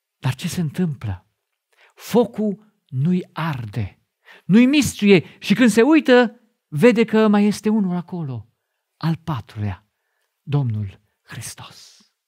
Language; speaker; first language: Romanian; non-native, fluent; German